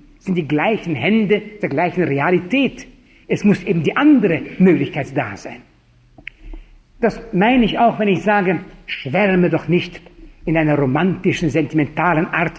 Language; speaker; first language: German; non-native, fluent; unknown